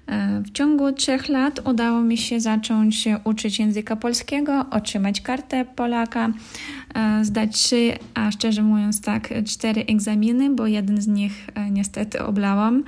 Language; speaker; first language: Polish; non-native, fluent; Russian